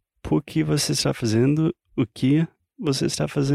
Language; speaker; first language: Portuguese; non-native, learner; English